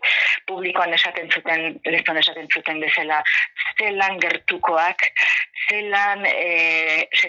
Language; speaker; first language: Basque; native; Basque